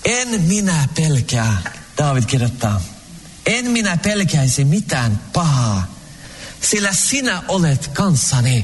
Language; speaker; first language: Finnish; early bilingual, heritage; Finnish